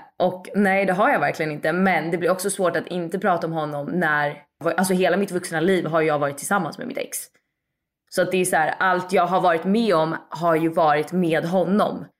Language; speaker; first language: Swedish; native; Swedish